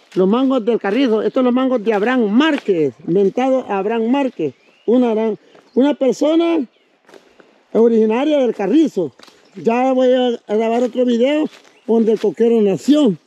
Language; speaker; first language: Spanish; native; Spanish